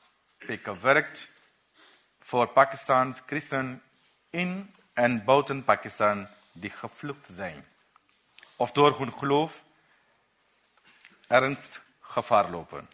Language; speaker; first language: Dutch; non-native, learner; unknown